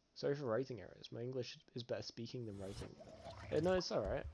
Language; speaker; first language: English; native; English